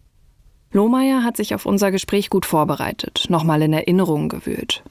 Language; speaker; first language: German; native; German